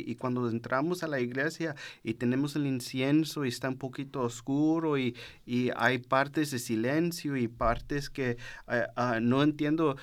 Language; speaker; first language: Spanish; early bilingual, heritage; Spanish